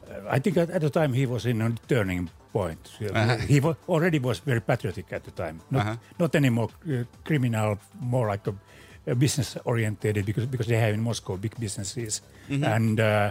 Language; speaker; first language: English; non-native, fluent; Finnish